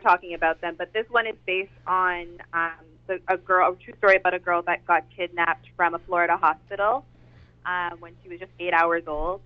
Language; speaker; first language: English; native; English